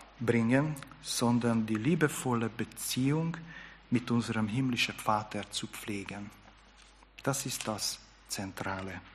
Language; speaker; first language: German; non-native, fluent; Hungarian